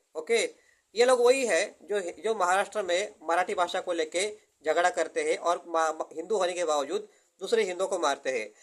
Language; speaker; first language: Hindi; non-native, local second language; Marathi